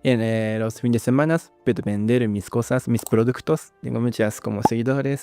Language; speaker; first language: Spanish; non-native, learner; Japanese